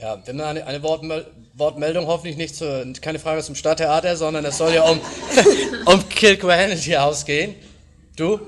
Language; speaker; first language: German; native; German